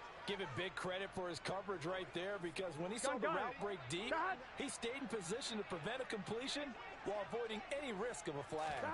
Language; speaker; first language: English; native; English